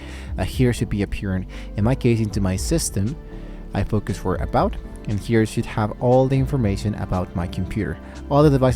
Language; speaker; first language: English; non-native, fluent; Spanish